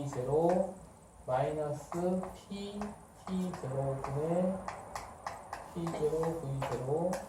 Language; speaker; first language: Korean; native; Korean